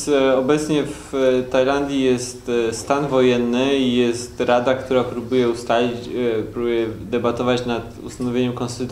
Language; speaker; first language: Polish; native; Polish